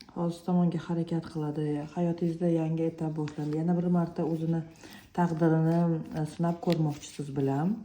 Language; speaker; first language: Uzbek; non-native, fluent; Russian